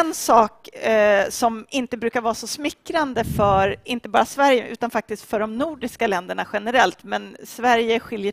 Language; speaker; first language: Swedish; native; Swedish